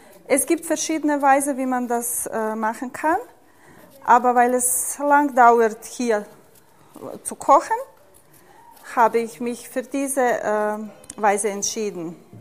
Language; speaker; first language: German; non-native, fluent; Serbian